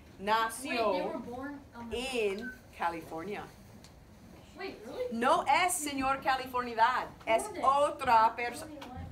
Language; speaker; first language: Spanish; non-native, fluent; English